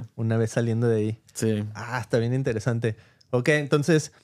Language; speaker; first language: Spanish; native; Spanish